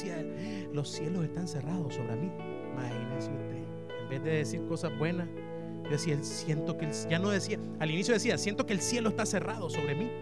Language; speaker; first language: Spanish; native; Spanish